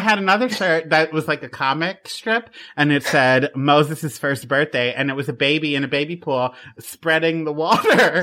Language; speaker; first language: English; native; English